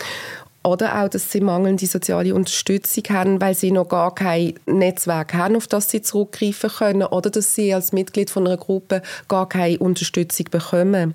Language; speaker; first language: German; native; German